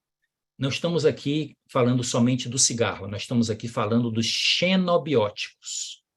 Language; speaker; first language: Portuguese; native; Portuguese